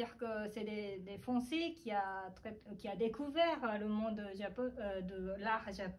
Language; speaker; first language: French; non-native, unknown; Japanese